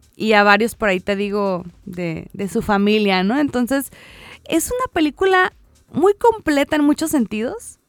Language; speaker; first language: Spanish; native; Spanish